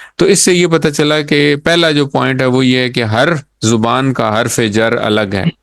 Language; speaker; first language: Urdu; native; Urdu